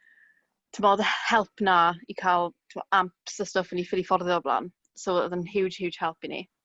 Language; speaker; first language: Welsh; native; Welsh